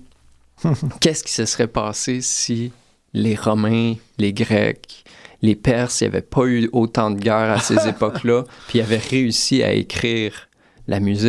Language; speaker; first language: French; native; French